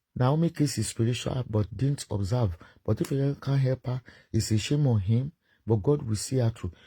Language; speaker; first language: English; non-native, local second language; Yoruba